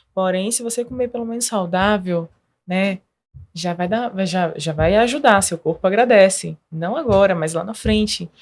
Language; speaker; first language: Portuguese; native; Portuguese